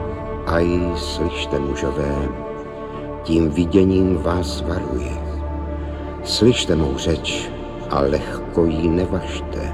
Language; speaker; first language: Czech; native; Czech